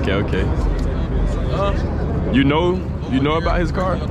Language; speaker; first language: English; native; English